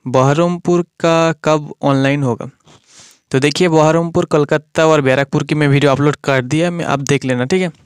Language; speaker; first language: Hindi; non-native, local second language; Bangla